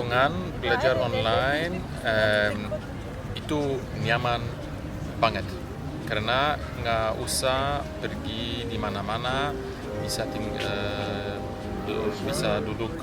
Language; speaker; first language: Indonesian; non-native, fluent; Polish